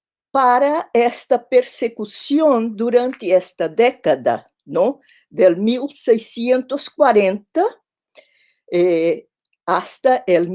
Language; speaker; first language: Spanish; non-native, fluent; Portuguese